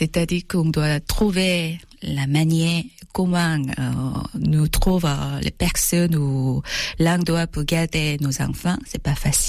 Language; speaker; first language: French; non-native, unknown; Korean